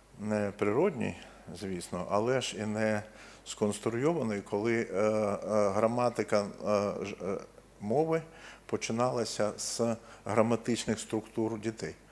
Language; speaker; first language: Ukrainian; non-native, local second language; Russian